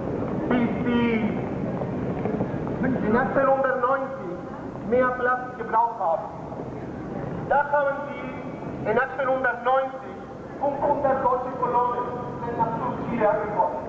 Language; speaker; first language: German; non-native, fluent; Spanish